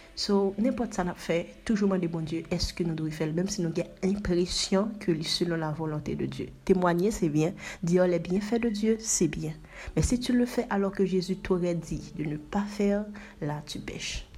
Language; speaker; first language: French; non-native, local second language; Haitian Creole